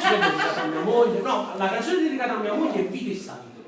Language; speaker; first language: Italian; native; Italian